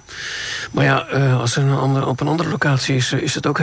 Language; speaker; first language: Dutch; native; Dutch